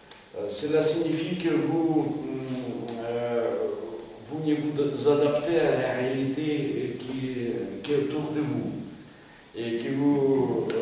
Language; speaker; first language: French; non-native, fluent; Russian